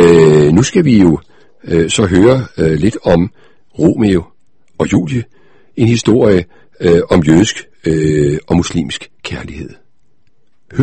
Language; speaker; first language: Danish; native; Danish